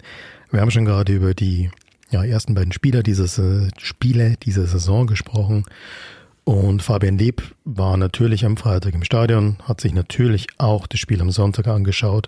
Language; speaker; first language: German; native; German